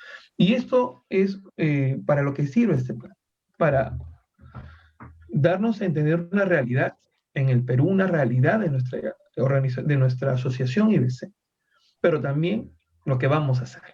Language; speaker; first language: Spanish; native; Spanish